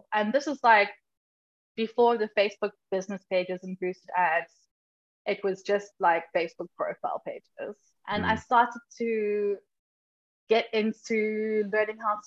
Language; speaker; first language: English; native; English